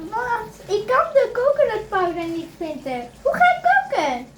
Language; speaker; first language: Dutch; early bilingual, other home language; Urdu